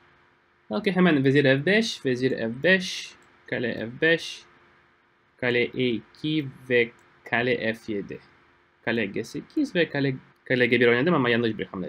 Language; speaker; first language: Turkish; non-native, fluent; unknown